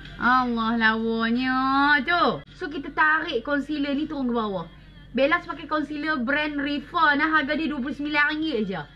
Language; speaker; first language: Malay; native; Malay